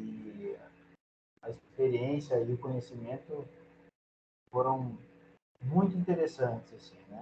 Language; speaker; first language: Portuguese; native; Portuguese